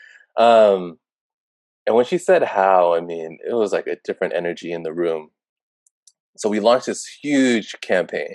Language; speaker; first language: English; native; English